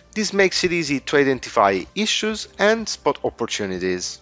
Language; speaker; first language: English; non-native, fluent; Italian